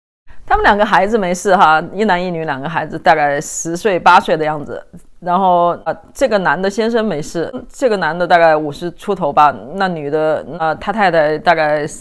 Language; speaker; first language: Chinese; native; Chinese